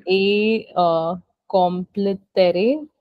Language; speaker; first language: French; non-native, learner; Hindi